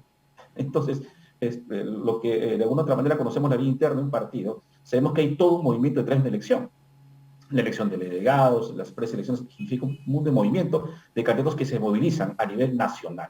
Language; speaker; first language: Spanish; native; Spanish